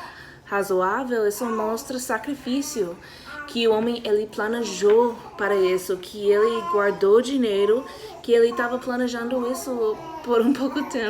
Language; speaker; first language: Portuguese; non-native, fluent; English